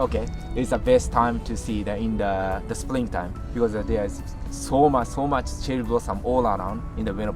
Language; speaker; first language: English; non-native, learner; Japanese